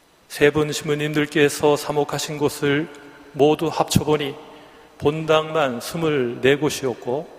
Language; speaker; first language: Korean; native; Korean